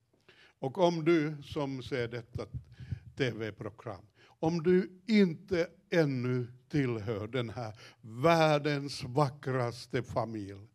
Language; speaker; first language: Swedish; non-native, fluent; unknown